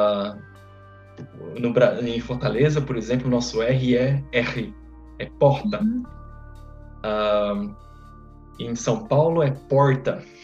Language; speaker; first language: English; non-native, fluent; Portuguese